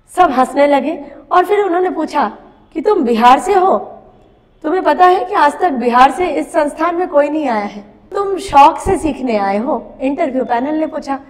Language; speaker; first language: Hindi; non-native, local second language; Bangla